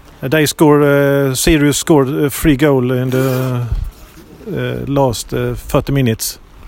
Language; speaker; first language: English; non-native, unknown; Swedish